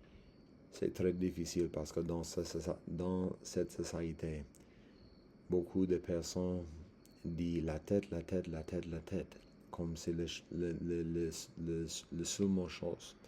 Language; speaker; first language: French; non-native, learner; English